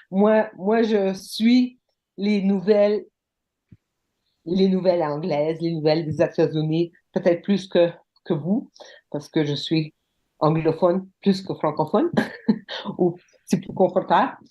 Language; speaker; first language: French; non-native, local second language; English